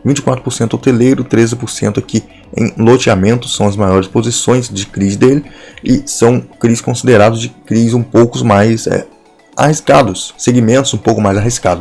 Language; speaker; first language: Portuguese; native; Portuguese